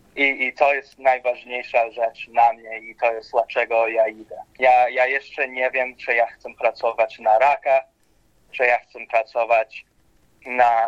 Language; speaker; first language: Polish; early bilingual, heritage; Polish